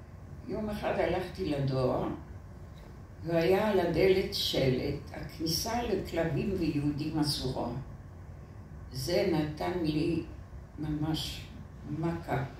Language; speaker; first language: Hebrew; non-native, fluent; French